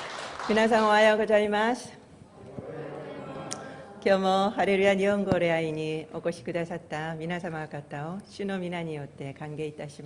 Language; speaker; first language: Japanese; non-native, fluent; Korean